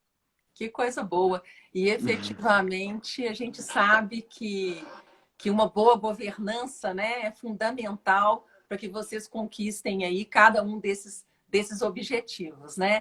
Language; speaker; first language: Portuguese; native; Portuguese